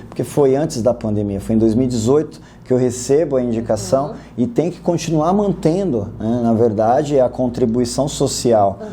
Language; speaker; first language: Portuguese; native; Portuguese